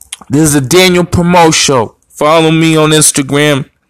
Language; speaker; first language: English; native; English